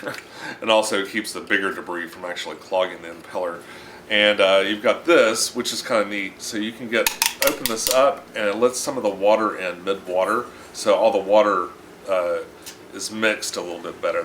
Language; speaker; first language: English; native; English